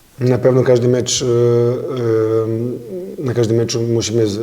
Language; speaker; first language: Polish; non-native, fluent; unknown